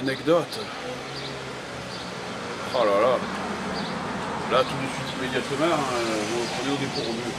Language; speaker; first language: French; native; French